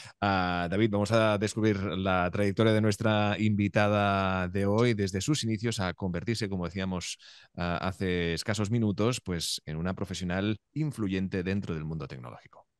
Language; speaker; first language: Spanish; native; Spanish